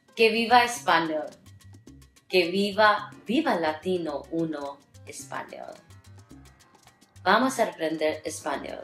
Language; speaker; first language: Spanish; non-native, fluent; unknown